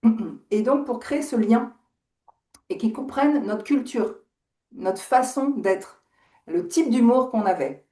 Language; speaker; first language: French; native; French